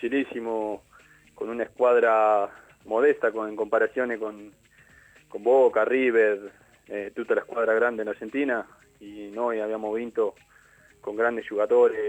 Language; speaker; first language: Italian; non-native, learner; Spanish